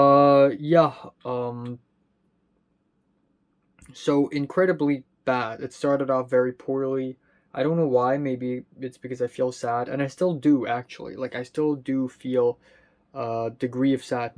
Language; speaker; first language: English; non-native, local second language; Cantonese